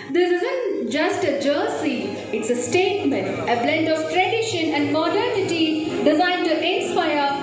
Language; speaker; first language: English; non-native, local second language; Tamil